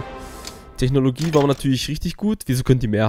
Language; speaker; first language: German; native; German